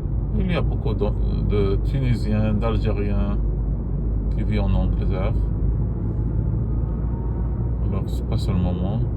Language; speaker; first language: French; non-native, fluent; Arabic